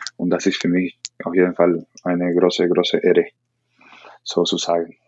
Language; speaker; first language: German; non-native, learner; Spanish